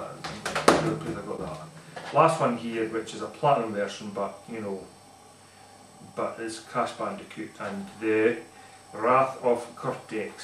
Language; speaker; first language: English; native; English